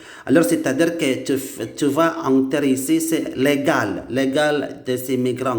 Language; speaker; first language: French; non-native, learner; Indonesian